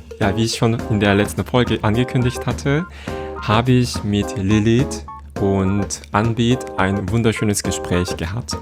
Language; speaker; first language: German; non-native, fluent; Korean